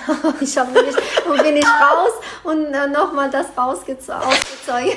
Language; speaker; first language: German; non-native, learner; Persian